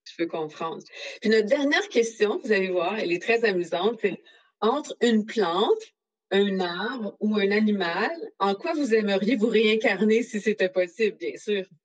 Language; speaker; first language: French; native; French